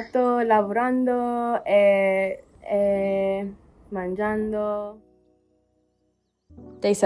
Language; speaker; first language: Italian; non-native, learner; English